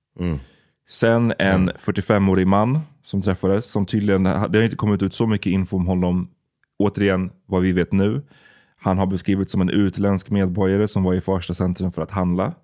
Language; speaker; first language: Swedish; native; Swedish